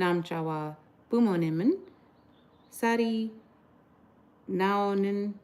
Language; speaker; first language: Korean; non-native, learner; English